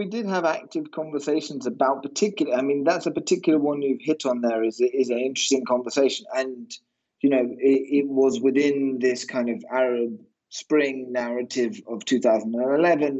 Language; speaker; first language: English; native; English